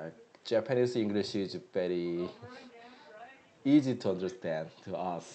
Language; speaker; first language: English; non-native, learner; Korean